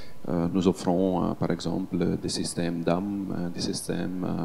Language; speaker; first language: French; non-native, local second language; Dutch